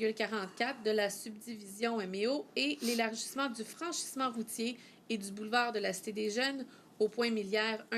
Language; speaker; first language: French; native; French